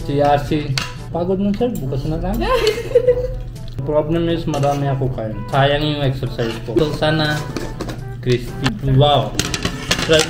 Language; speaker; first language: Filipino; non-native, learner; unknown